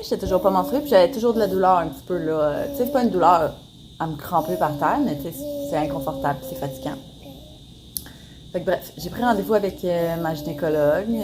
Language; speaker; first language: French; native; French